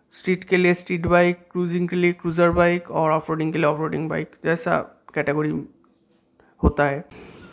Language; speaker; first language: Hindi; non-native, local second language; Bangla